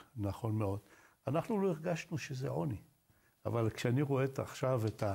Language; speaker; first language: Hebrew; non-native, fluent; Arabic